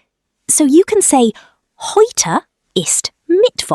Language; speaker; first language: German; non-native, fluent; English